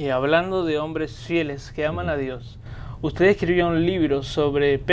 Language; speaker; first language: Spanish; native; Spanish